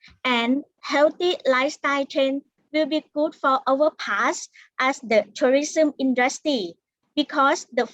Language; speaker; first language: English; non-native, learner; Thai